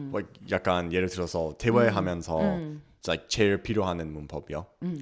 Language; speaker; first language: Korean; non-native, learner; English